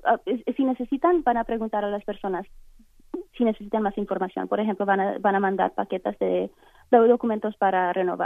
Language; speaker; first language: Spanish; early bilingual, heritage; Spanish